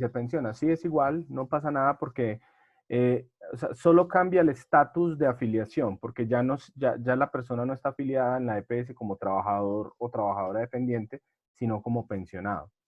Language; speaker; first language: Spanish; native; Spanish